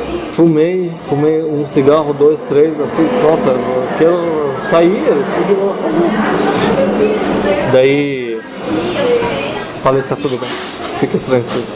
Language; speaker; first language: Portuguese; non-native, fluent; Arabic